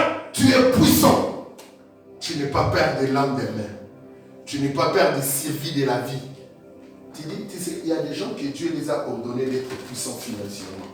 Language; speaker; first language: French; non-native, local second language; Lingala